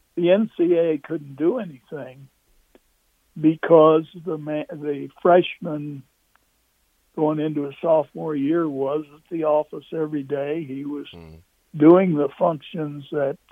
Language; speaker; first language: English; native; English